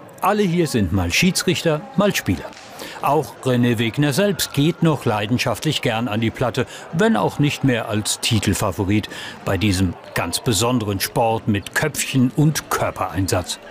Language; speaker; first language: German; native; German